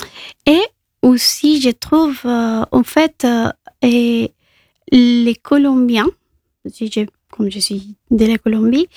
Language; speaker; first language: French; non-native, fluent; Spanish